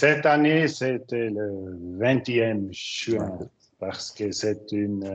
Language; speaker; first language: French; non-native, learner; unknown